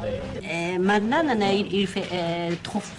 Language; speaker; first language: French; non-native, learner; Japanese